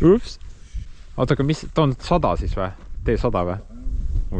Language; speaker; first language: Estonian; native; Estonian